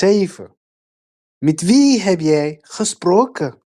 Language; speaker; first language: Dutch; non-native, learner; Tigrinya